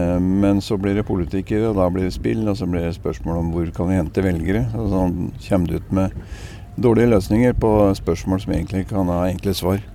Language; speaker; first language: Norwegian; native; Norwegian